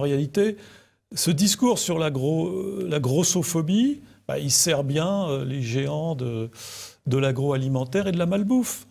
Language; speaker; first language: French; native; French